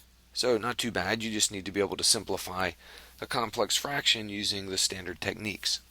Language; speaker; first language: English; native; English